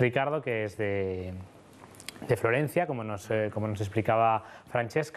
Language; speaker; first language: Spanish; native; Spanish